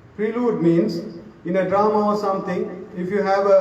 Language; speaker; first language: English; non-native, local second language; Sinhala